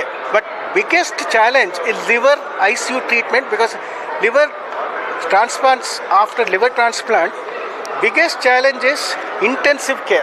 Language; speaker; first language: Kannada; non-native, local second language; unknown